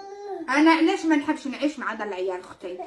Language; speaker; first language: Arabic; native; Arabic